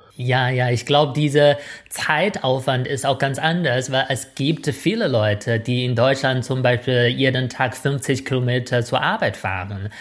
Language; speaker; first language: German; non-native, fluent; Chinese